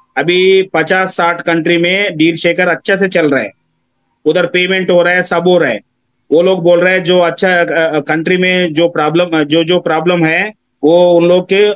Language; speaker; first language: Hindi; non-native, local second language; Telugu